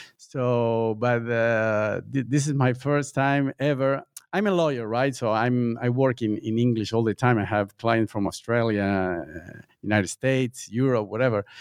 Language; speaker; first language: English; non-native, fluent; Spanish